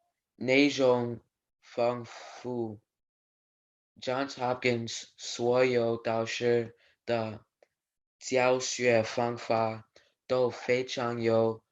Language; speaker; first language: Chinese; non-native, learner; English